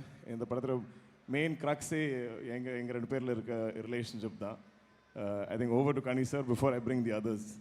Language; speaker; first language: Tamil; non-native, local second language; Malayalam